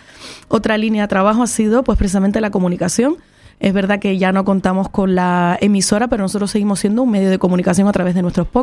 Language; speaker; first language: Spanish; native; Spanish